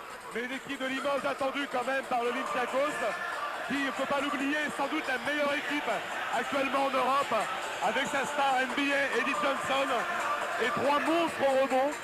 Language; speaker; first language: French; native; French